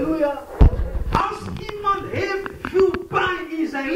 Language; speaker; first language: Dutch; non-native, fluent; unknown